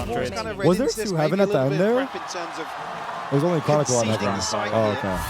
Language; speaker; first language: English; native; English